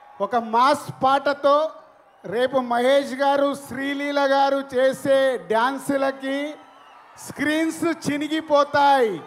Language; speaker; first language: Telugu; native; Telugu